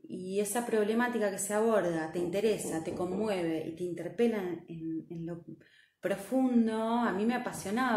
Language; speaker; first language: Spanish; native; Spanish